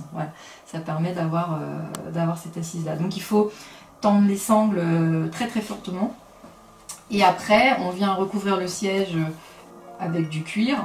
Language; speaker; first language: French; native; French